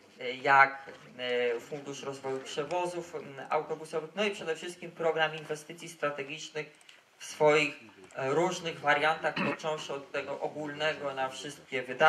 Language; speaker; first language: Polish; native; Polish